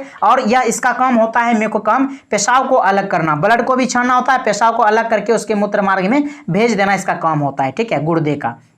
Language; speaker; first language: Hindi; native; Hindi